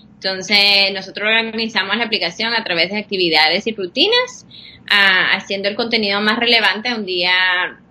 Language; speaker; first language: Spanish; non-native, fluent; English